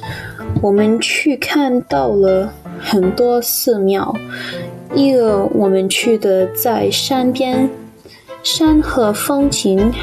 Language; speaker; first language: Chinese; non-native, learner; English